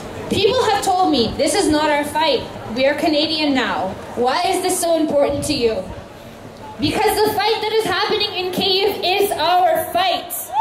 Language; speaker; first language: English; early bilingual, other home language; Ukrainian